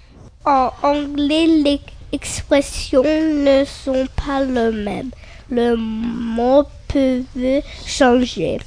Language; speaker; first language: French; non-native, learner; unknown